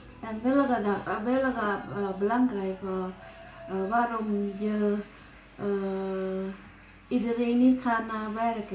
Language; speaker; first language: Dutch; non-native, learner; Thai